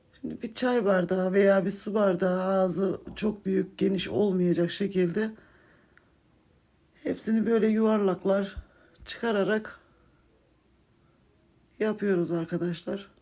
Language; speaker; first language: Turkish; native; Turkish